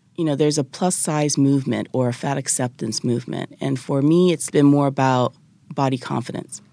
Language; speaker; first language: English; early bilingual, other home language; Japanese